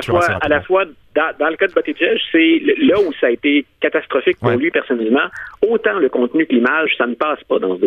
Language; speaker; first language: French; native; French